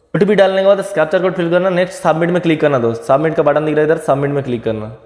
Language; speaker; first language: Hindi; non-native, local second language; Bangla